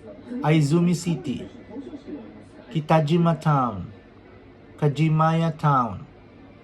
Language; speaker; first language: English; non-native, local second language; Filipino